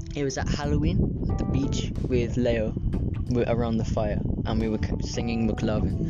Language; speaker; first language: English; native; English